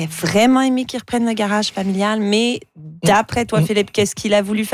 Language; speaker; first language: French; native; French